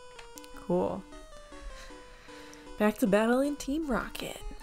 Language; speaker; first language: English; native; English